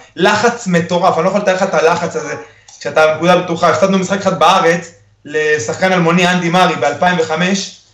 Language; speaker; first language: Hebrew; early bilingual, other home language; Spanish